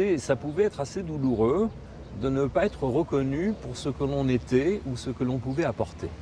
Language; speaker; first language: French; non-native, local second language; Spanish